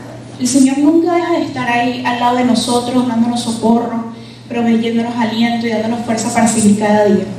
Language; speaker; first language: Spanish; native; Spanish